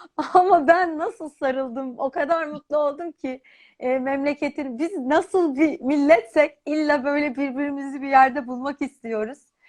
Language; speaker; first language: Turkish; native; Turkish